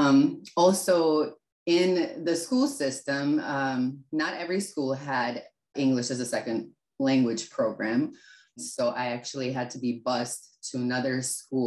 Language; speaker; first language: English; non-native, fluent; Russian